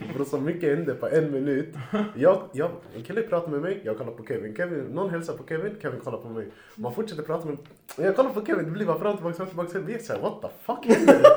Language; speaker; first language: Swedish; early bilingual, other home language; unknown